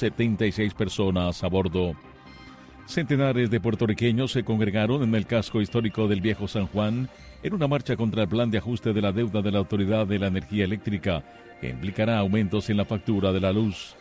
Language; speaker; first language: Spanish; native; Spanish